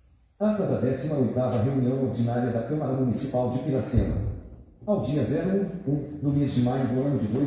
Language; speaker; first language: Portuguese; native; Portuguese